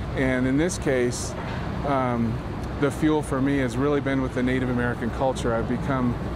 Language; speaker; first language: English; native; English